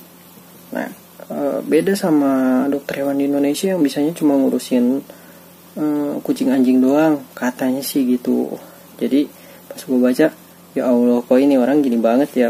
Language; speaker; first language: Indonesian; native; Indonesian